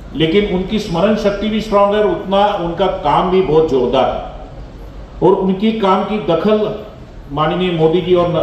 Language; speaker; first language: Hindi; non-native, local second language; Marathi